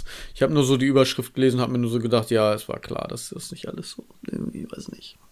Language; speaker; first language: German; native; German